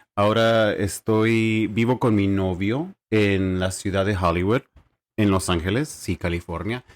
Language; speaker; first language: Spanish; early bilingual, heritage; Spanish